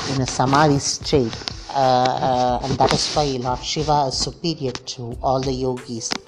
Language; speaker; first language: English; non-native, local second language; Tamil